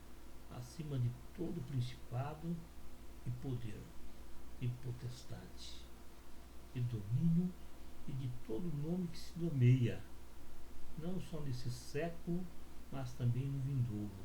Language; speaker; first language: Portuguese; native; Portuguese